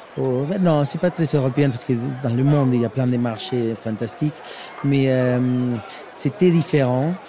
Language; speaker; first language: French; non-native, fluent; Spanish